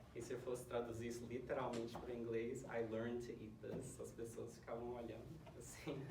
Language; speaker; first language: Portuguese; early bilingual, heritage; Portuguese